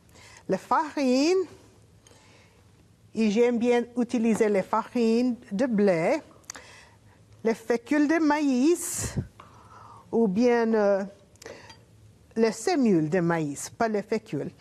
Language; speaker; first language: French; non-native, learner; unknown